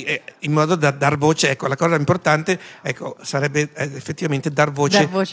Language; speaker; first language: Italian; native; Italian